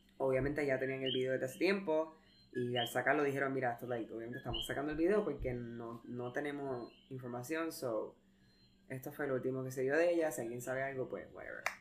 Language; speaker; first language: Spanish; early bilingual, heritage; Spanish